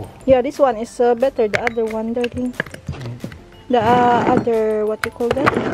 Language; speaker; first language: English; non-native, learner; Filipino